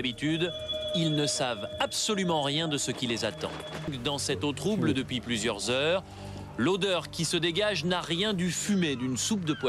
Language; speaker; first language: French; native; French